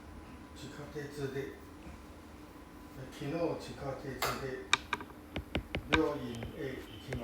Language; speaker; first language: Japanese; non-native, learner; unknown